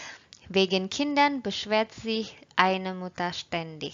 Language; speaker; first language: German; non-native, fluent; Indonesian